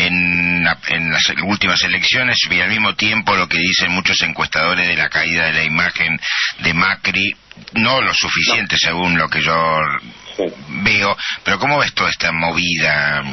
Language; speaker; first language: Spanish; native; Spanish